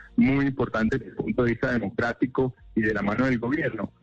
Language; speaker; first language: Spanish; native; Spanish